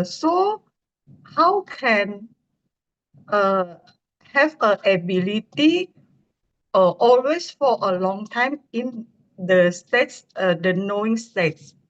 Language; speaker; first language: English; non-native, learner; Indonesian